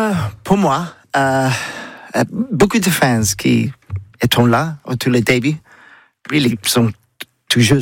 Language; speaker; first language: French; non-native, learner; English